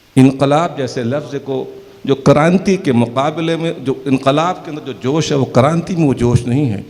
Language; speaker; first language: Urdu; native; Urdu